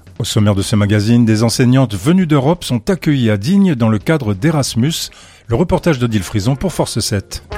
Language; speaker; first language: French; native; French